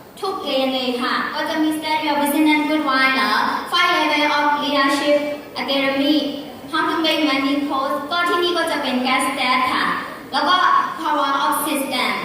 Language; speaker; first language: Thai; non-native, fluent; Burmese